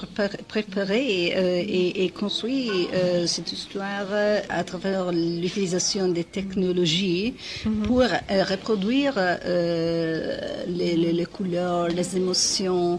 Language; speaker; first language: French; non-native, fluent; Italian